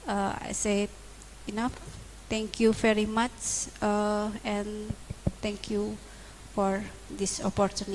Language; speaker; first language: English; non-native, learner; Indonesian